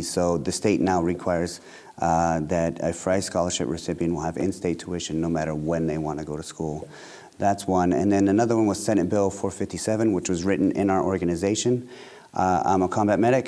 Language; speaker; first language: English; native; English